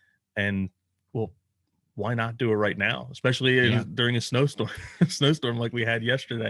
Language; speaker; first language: English; native; English